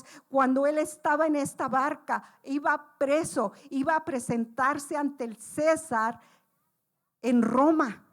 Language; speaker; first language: Spanish; native; Spanish